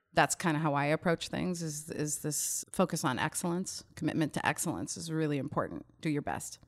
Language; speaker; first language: English; native; English